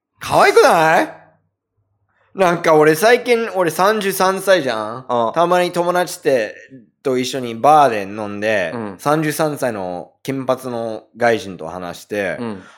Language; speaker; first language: Japanese; non-native, fluent; English